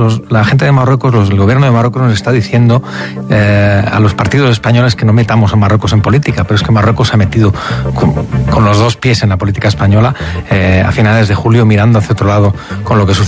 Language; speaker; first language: Spanish; native; Spanish